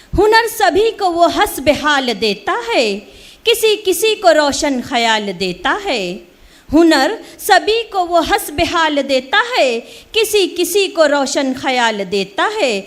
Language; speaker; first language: Hindi; native; Hindi